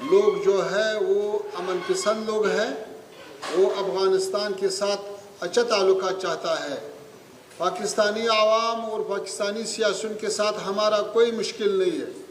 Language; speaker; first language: Hindi; non-native, fluent; Pashto